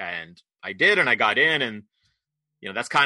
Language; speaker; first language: English; native; English